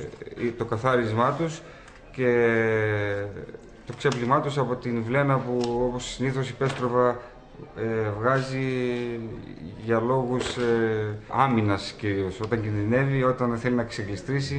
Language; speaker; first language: Greek; native; Greek